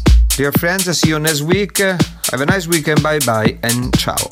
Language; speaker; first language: English; non-native, fluent; Italian